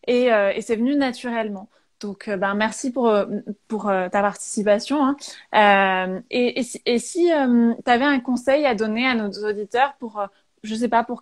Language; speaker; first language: French; native; French